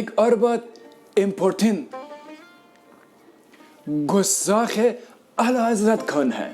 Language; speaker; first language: Urdu; non-native, fluent; Persian